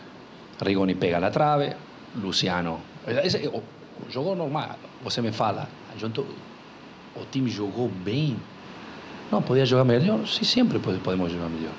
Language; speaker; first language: Portuguese; non-native, local second language; Spanish